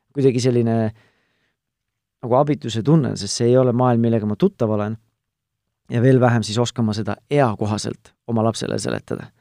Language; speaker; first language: Estonian; native; Estonian